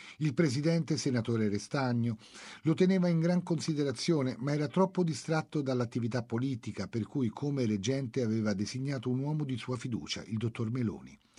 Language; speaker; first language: Italian; native; Italian